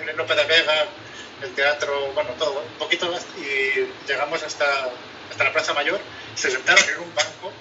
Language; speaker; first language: Spanish; native; Spanish